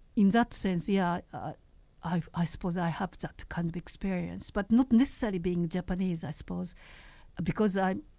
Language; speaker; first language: English; non-native, fluent; Japanese